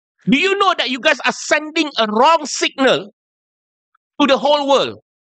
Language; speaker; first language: English; non-native, local second language; Malay